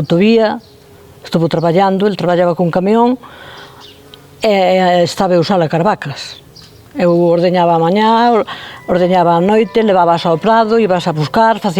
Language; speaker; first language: Galician; native; Galician